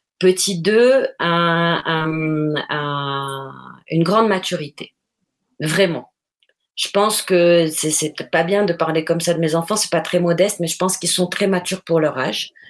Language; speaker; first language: French; non-native, local second language; Arabic